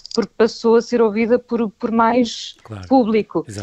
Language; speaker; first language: Portuguese; native; Portuguese